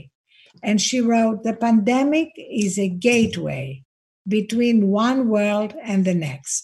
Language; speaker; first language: English; non-native, fluent; Greek